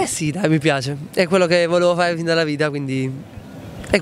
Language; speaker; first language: Italian; native; Italian